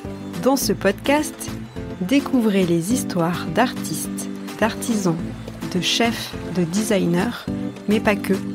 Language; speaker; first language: French; native; French